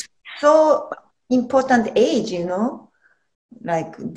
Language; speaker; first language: English; non-native, learner; Japanese